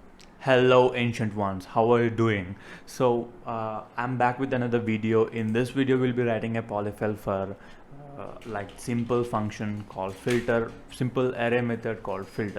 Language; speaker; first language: English; non-native, local second language; Telugu